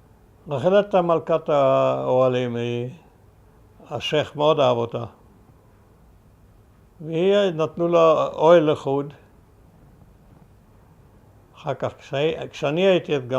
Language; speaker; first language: Hebrew; early bilingual, other home language; German